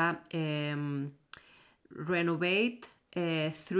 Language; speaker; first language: English; non-native, learner; Spanish